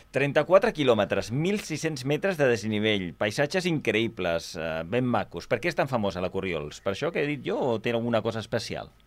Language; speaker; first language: Catalan; native; Catalan